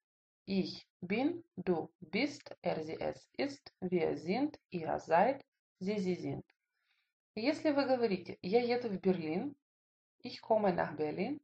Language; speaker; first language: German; non-native, fluent; Russian